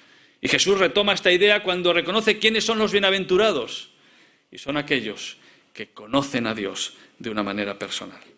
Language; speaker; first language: Spanish; native; Spanish